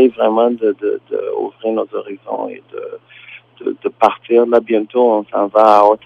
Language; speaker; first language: French; non-native, fluent; Tsonga